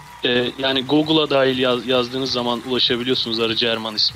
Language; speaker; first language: Turkish; native; Turkish